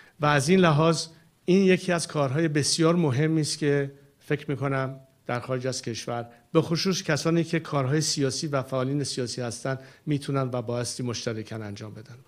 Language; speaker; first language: Persian; native; Persian